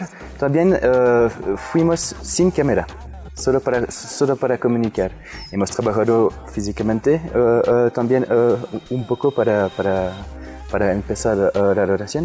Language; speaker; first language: Spanish; non-native, fluent; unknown